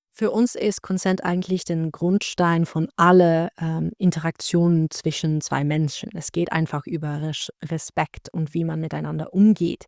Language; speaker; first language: German; non-native, learner; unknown